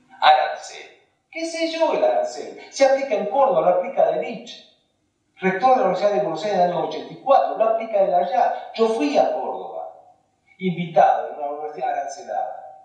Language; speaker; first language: Spanish; early bilingual, other home language; Hungarian